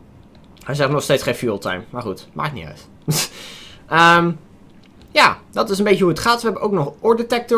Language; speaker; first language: Dutch; native; Dutch